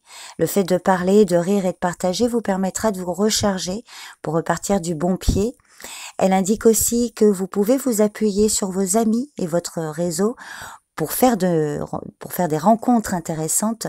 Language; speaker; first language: French; native; French